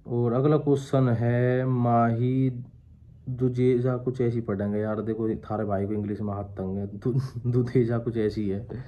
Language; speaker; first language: Hindi; native; Hindi